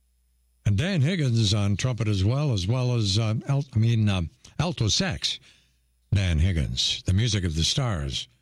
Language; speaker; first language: English; native; English